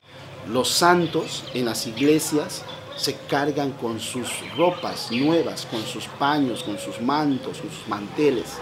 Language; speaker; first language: Spanish; native; Spanish